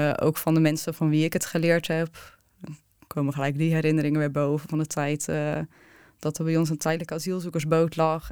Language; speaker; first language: Dutch; native; Dutch